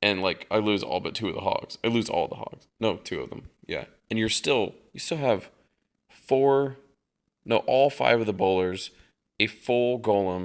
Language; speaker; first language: English; native; English